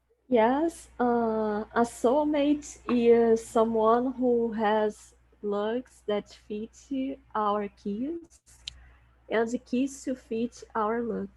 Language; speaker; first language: English; non-native, learner; Portuguese